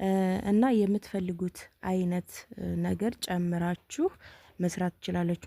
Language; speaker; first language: Amharic; native; Amharic